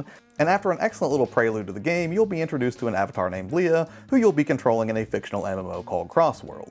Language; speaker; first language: English; native; English